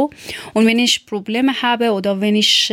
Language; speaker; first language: German; non-native, learner; Persian